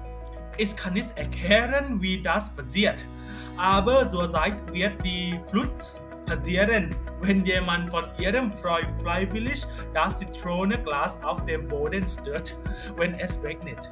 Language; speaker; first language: German; non-native, learner; Thai